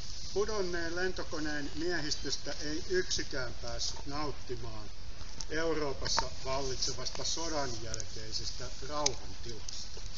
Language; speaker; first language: Finnish; native; Finnish